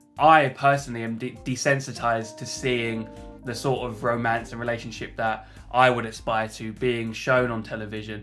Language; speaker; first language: English; native; English